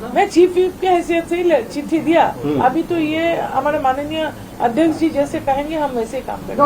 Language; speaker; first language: Hindi; non-native, local second language; Bangla